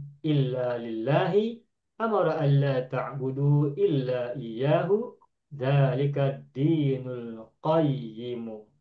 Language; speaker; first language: Arabic; non-native, fluent; Indonesian